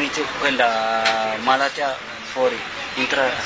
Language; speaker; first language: Italian; non-native, learner; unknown